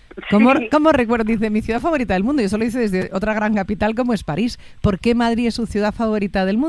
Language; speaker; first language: Spanish; native; Spanish